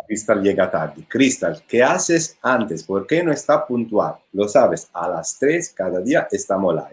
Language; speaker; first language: Spanish; non-native, fluent; Italian